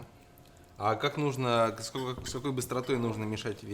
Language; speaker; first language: Russian; native; Russian